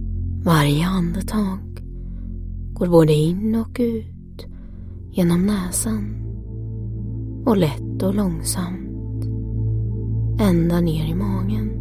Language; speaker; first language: Swedish; native; Swedish